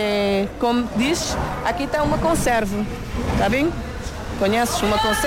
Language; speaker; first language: Portuguese; non-native, local second language; Kabuverdianu